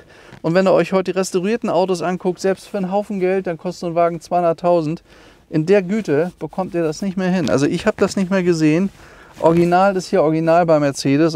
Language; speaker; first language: German; native; German